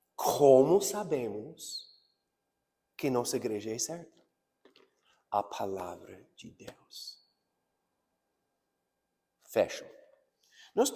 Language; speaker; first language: Portuguese; non-native, fluent; English